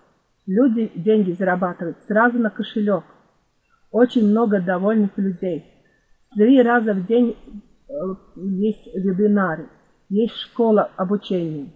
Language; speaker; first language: Russian; non-native, fluent; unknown